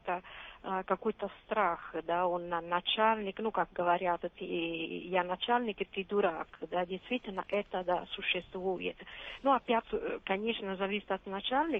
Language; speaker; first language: Russian; non-native, fluent; Italian